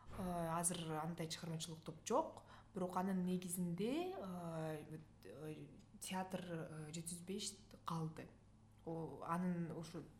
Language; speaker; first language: Kyrgyz; non-native, local second language; Russian